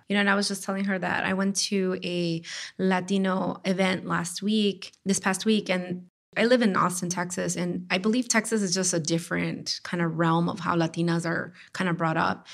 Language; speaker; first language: English; native; English